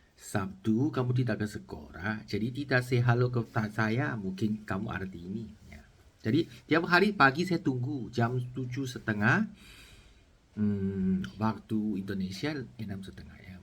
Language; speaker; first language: Indonesian; non-native, learner; Chinese